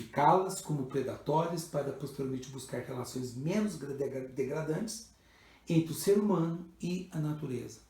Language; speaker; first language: Portuguese; native; Portuguese